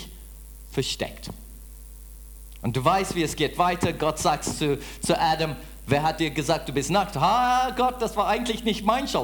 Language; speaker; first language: German; non-native, fluent; English